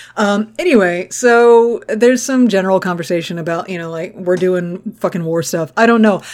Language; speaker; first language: English; native; English